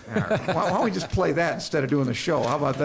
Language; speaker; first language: English; native; English